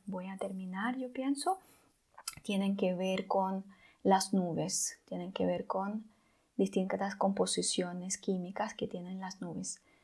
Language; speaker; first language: Spanish; non-native, fluent; Russian